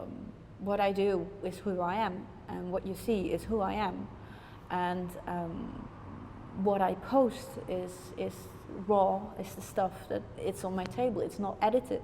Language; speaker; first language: English; non-native, fluent; Dutch